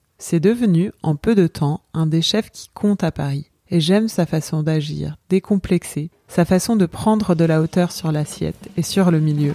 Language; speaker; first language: French; native; French